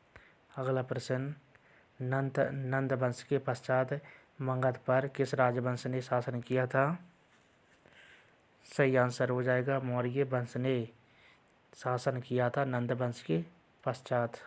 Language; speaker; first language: Hindi; native; Hindi